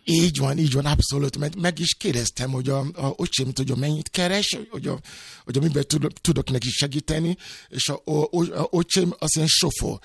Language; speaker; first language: Hungarian; non-native, fluent; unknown